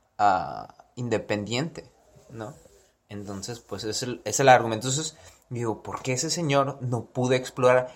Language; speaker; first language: Spanish; early bilingual, heritage; Spanish